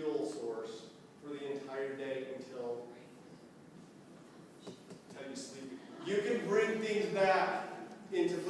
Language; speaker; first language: English; native; English